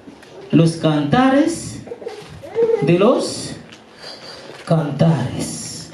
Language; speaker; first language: Spanish; non-native, fluent; Haitian Creole